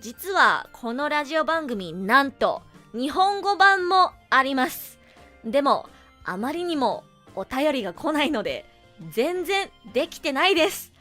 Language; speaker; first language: Japanese; non-native, fluent; English